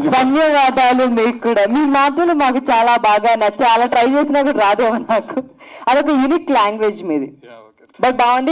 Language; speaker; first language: Telugu; native; Telugu